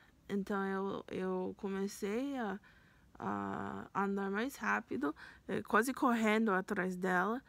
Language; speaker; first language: Portuguese; non-native, learner; English